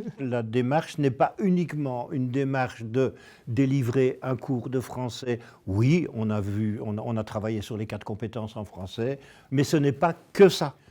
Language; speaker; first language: French; native; French